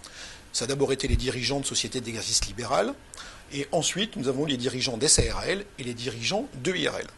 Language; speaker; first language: French; native; French